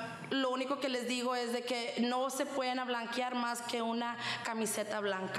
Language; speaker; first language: Spanish; early bilingual, heritage; Spanish